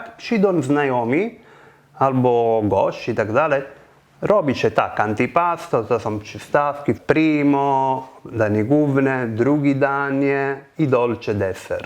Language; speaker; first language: Polish; non-native, fluent; Italian